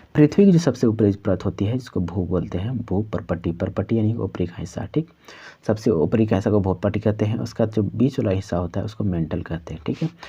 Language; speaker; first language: Hindi; non-native, local second language; Santali